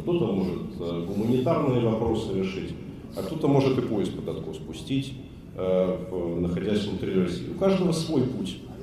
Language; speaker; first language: Russian; native; Russian